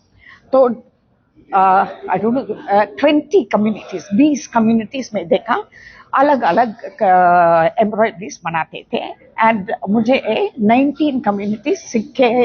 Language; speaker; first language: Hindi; non-native, local second language; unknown